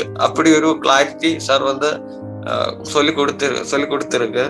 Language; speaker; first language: Tamil; non-native, learner; Malayalam